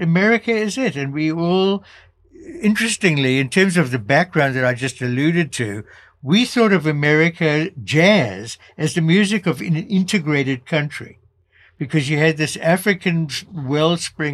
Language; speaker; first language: English; native; English